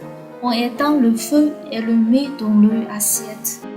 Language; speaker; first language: French; non-native, fluent; Chinese